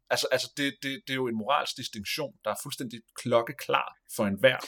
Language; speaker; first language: Danish; native; Danish